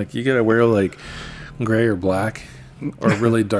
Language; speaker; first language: English; native; English